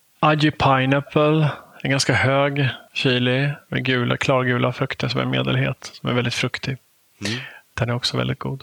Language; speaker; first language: Swedish; native; Swedish